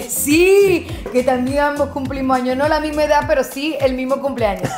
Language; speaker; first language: Spanish; native; Spanish